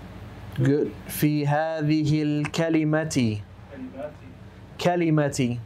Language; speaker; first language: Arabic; non-native, fluent; English